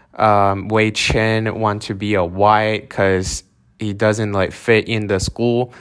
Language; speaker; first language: English; non-native, fluent; Chinese